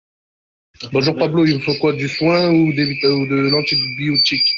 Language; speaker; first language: French; native; French